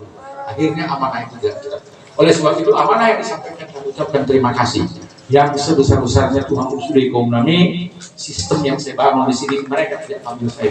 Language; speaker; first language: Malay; non-native, local second language; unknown